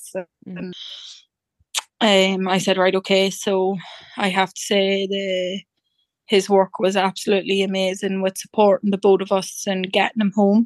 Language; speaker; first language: English; native; English